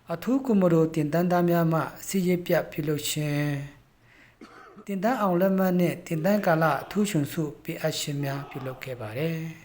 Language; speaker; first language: Burmese; non-native, local second language; Pa'o Karen